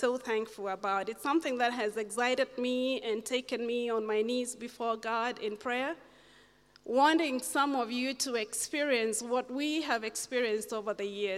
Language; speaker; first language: English; non-native, local second language; Kamba